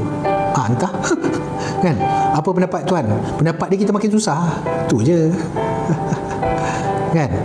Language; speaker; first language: Malay; native; Malay